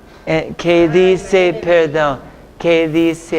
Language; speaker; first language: Spanish; non-native, fluent; English